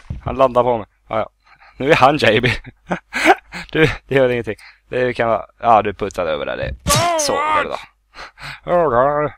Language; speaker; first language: Swedish; native; Swedish